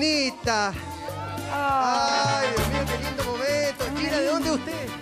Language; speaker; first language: Spanish; native; Spanish